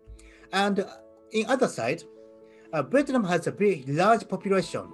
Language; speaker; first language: English; non-native, learner; Japanese